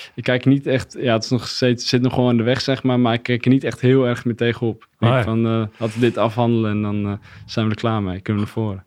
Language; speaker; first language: Dutch; native; Dutch